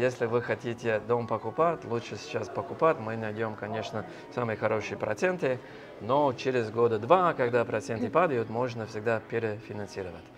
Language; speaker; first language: Russian; non-native, fluent; English